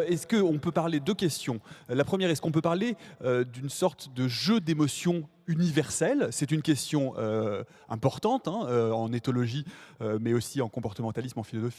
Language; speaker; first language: French; native; French